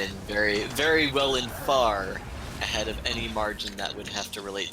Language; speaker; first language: English; native; English